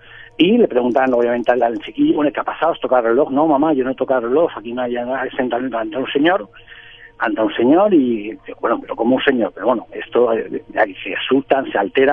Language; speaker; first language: Spanish; native; Spanish